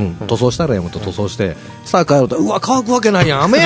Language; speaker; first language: Japanese; native; Japanese